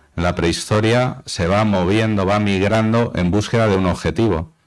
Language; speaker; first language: Spanish; native; Spanish